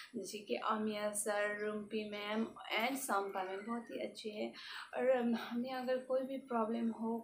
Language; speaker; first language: Hindi; non-native, local second language; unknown